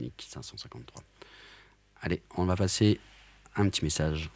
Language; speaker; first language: French; native; French